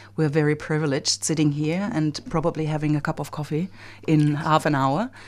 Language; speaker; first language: English; non-native, fluent; German